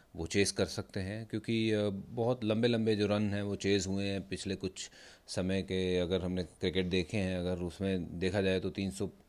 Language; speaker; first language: Hindi; non-native, local second language; Punjabi